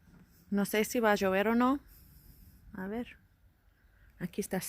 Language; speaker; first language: Spanish; non-native, fluent; English